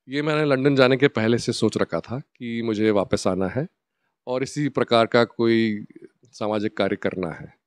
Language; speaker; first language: Hindi; native; Hindi